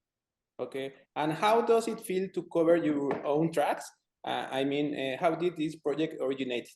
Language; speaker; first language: English; non-native, fluent; Spanish